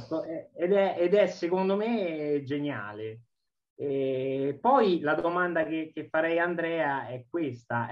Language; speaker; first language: Italian; native; Italian